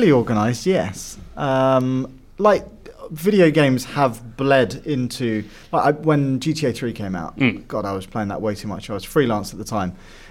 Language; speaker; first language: English; native; English